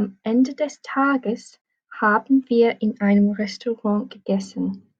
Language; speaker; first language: German; non-native, fluent; English